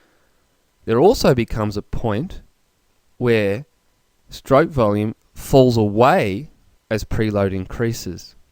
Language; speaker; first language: English; native; English